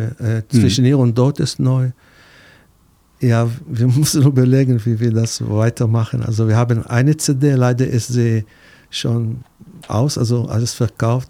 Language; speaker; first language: German; non-native, fluent; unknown